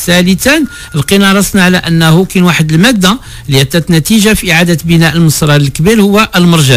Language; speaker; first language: Arabic; native; Arabic